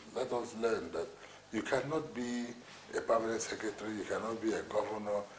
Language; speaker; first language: English; non-native, local second language; Igbo